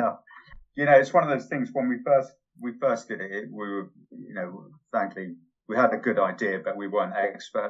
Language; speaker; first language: English; native; English